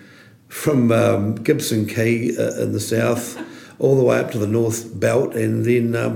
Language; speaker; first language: English; native; English